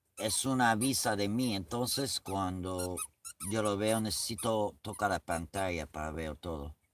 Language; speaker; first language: Spanish; non-native, learner; English